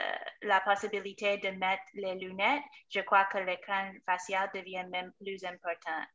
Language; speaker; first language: French; non-native, fluent; English